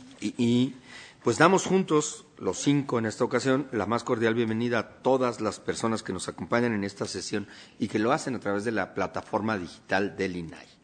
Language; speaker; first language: Spanish; native; Spanish